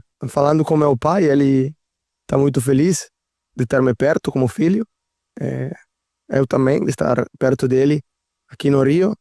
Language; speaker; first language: Portuguese; non-native, learner; Italian